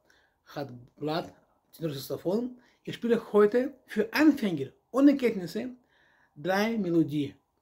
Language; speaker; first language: German; non-native, learner; Russian